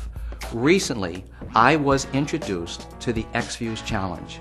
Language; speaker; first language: English; native; English